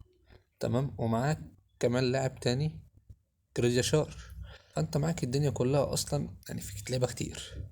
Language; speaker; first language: Arabic; native; Arabic